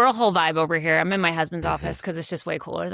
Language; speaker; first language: English; native; English